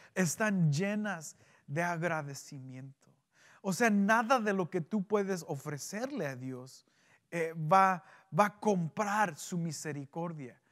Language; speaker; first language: Spanish; early bilingual, heritage; Spanish